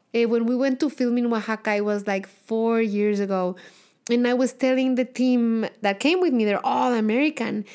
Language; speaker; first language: English; non-native, fluent; Spanish